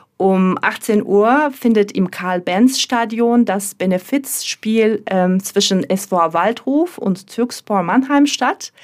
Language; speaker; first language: German; non-native, fluent; Turkish